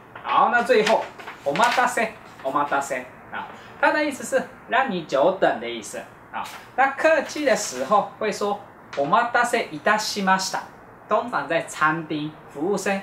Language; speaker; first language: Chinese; non-native, fluent; Japanese